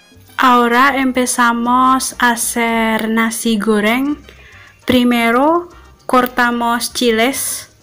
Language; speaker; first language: Spanish; non-native, fluent; Indonesian